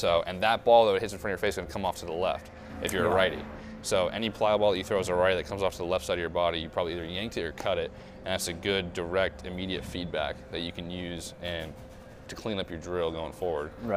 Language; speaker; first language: English; native; English